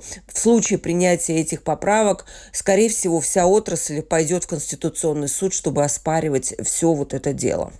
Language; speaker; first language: Russian; native; Russian